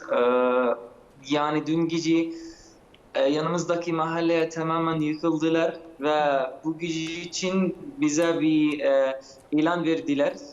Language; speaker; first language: Turkish; non-native, fluent; Arabic